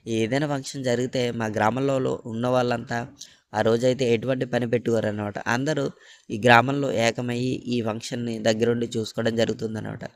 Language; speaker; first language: Telugu; native; Telugu